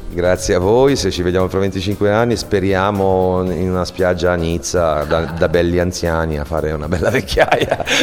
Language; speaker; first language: Italian; native; Italian